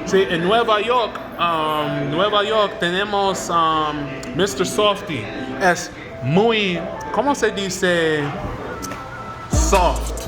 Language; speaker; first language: Spanish; non-native, learner; English